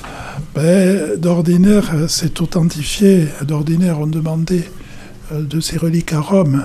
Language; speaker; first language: French; native; French